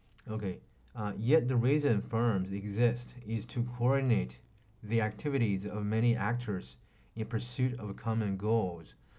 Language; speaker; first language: English; non-native, fluent; Chinese